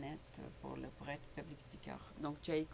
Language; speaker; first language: French; native; French